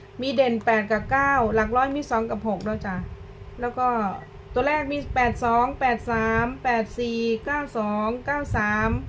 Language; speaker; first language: Thai; non-native, local second language; Lao